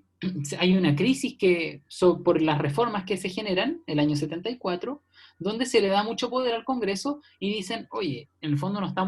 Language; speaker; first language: Spanish; native; Spanish